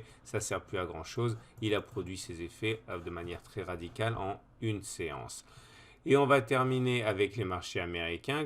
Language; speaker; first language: French; native; French